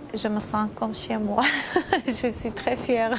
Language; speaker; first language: French; non-native, fluent; Armenian